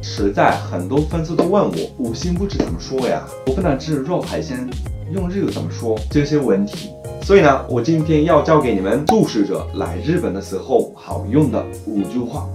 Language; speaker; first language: Chinese; non-native, fluent; Japanese